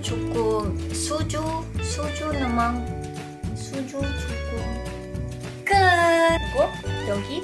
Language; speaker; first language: Korean; non-native, fluent; Cebuano